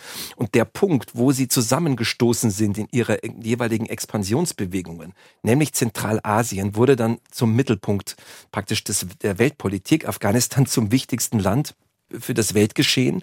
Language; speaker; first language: German; native; German